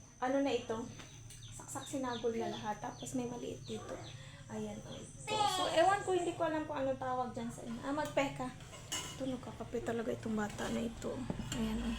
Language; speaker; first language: Filipino; non-native, local second language; Cebuano